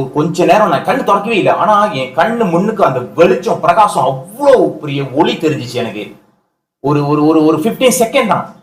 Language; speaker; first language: Tamil; early bilingual, heritage; Tamil